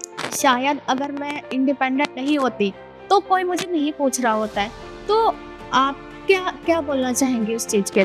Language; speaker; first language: Hindi; native; Hindi